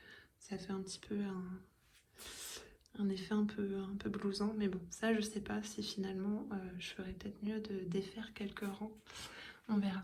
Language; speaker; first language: French; native; French